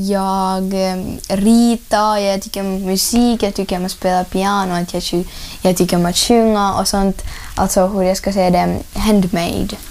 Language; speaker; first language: Swedish; non-native, learner; Ukrainian